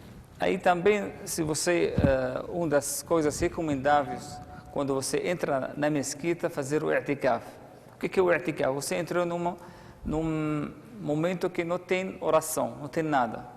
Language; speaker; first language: Portuguese; non-native, fluent; Arabic